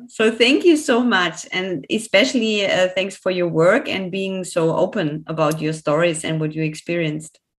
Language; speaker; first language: English; non-native, fluent; German